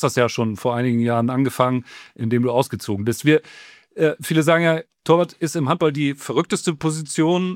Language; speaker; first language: German; native; German